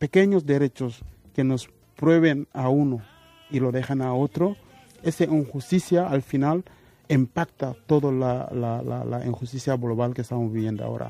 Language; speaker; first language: Spanish; non-native, fluent; Wolof